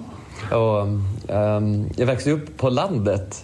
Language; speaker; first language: Swedish; non-native, fluent; English